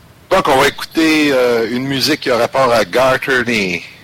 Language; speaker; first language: French; native; French